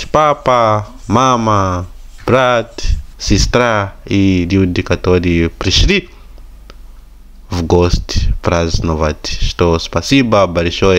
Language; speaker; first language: Russian; non-native, fluent; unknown